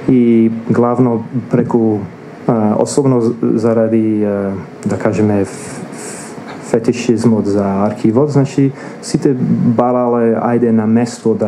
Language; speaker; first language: Macedonian; non-native, fluent; English